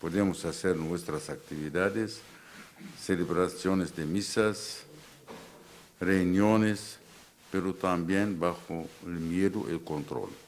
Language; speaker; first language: Spanish; non-native, fluent; Arabic